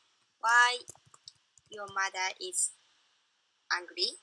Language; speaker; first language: English; non-native, learner; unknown